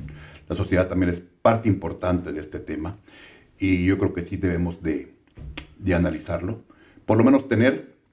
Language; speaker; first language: Spanish; native; Spanish